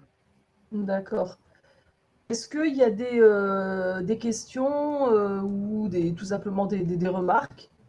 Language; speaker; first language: French; native; French